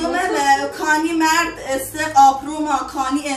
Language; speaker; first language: Armenian; non-native, learner; Persian